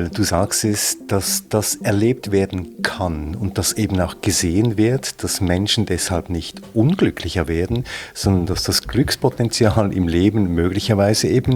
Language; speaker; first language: German; native; German